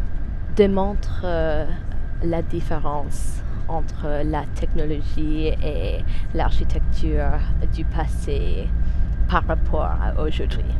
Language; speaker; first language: French; non-native, fluent; English